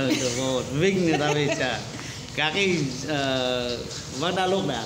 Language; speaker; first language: Russian; non-native, learner; Vietnamese